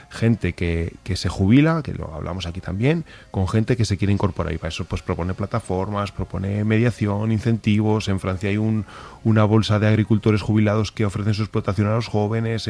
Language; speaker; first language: Spanish; native; Spanish